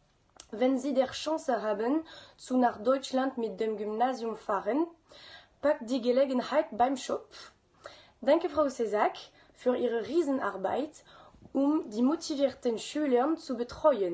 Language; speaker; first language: German; non-native, learner; French